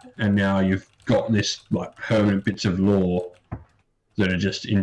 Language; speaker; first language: English; native; English